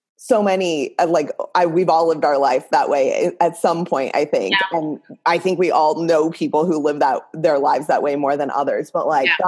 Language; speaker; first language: English; non-native, fluent; Portuguese